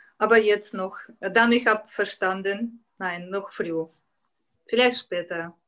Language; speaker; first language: German; non-native, learner; Russian